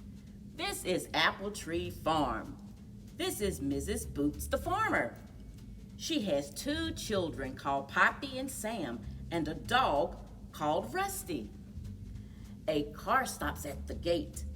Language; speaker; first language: English; native; English